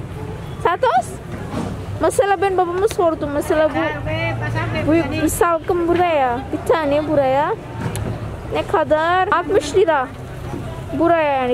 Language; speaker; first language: Turkish; non-native, learner; Javanese